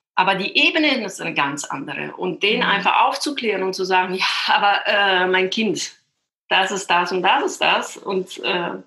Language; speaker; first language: German; non-native, fluent; Italian